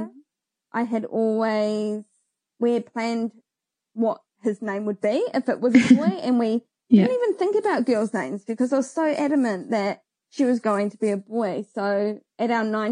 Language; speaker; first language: English; native; English